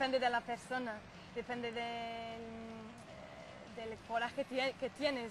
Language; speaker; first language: Spanish; non-native, fluent; English